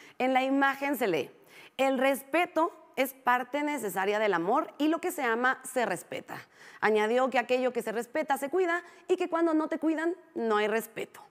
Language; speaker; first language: Spanish; native; Spanish